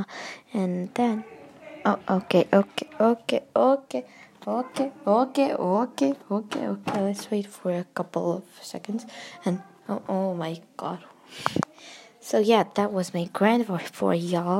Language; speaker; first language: English; native; English